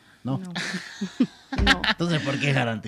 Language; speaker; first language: Spanish; native; Spanish